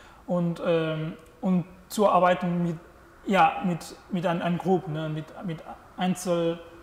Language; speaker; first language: German; non-native, learner; Portuguese